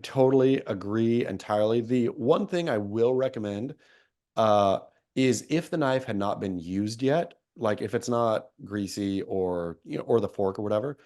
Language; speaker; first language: English; native; English